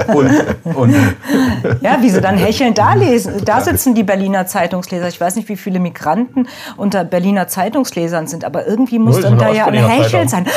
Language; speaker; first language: German; native; German